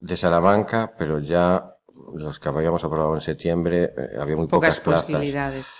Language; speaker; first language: Spanish; native; Spanish